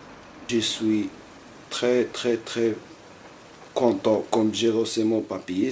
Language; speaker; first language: French; non-native, learner; Arabic